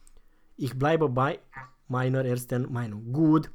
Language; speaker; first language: German; non-native, fluent; Romanian